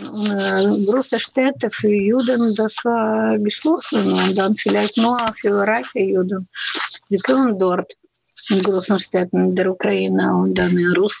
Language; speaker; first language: German; non-native, fluent; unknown